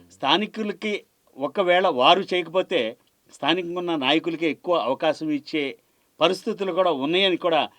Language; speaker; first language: Telugu; native; Telugu